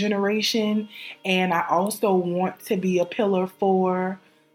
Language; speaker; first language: English; native; English